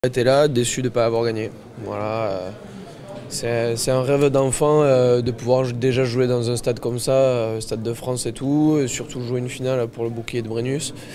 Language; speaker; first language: French; native; French